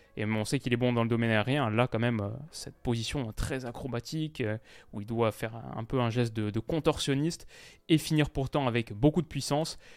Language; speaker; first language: French; native; French